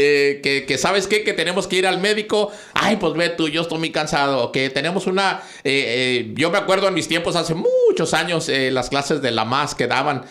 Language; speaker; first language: Spanish; native; Spanish